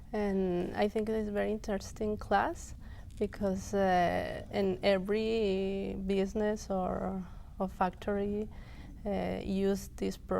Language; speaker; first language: English; non-native, local second language; Spanish